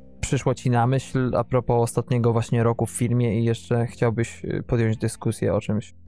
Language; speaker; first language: Polish; native; Polish